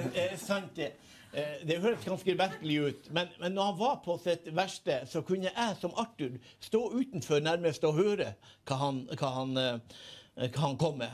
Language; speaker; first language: Norwegian; native; Norwegian